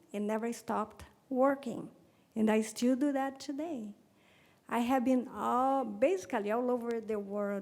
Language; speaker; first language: English; non-native, fluent; Portuguese